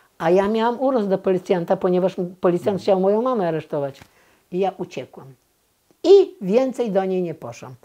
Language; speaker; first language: Polish; native; Polish